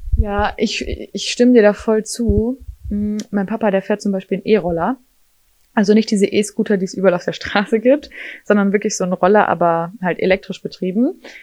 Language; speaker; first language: German; native; German